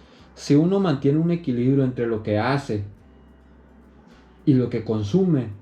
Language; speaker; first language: Spanish; native; Spanish